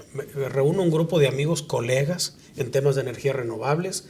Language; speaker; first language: Spanish; native; Spanish